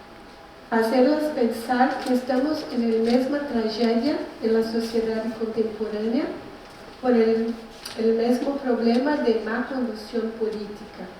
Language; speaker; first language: Spanish; non-native, learner; Portuguese